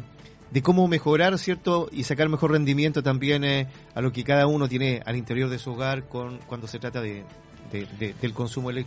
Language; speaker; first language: Spanish; native; Spanish